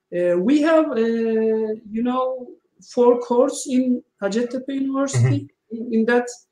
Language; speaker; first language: English; non-native, learner; Turkish